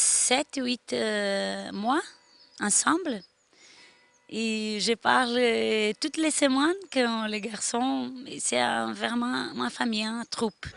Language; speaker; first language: French; non-native, learner; Portuguese